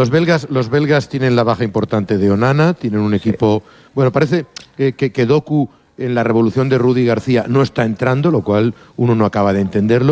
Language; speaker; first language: Spanish; native; Spanish